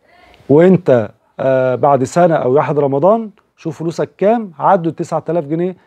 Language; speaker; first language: Arabic; native; Arabic